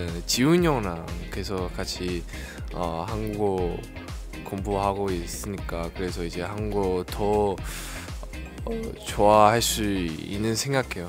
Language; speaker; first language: Korean; non-native, learner; Chinese